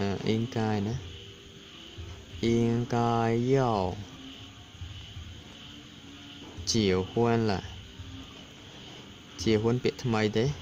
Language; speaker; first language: Chinese; non-native, fluent; Khmer